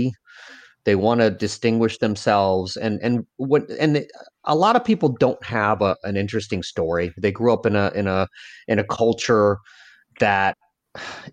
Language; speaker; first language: English; early bilingual, other home language; Lao